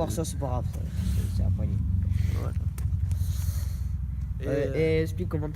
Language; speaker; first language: French; native; French